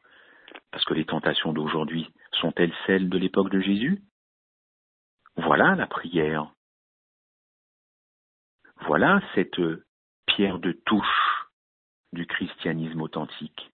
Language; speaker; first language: French; native; French